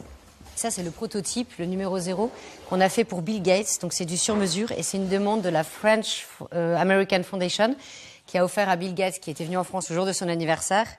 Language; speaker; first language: French; native; French